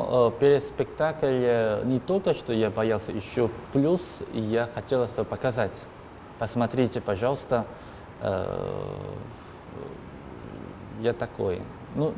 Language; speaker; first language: Russian; non-native, learner; Korean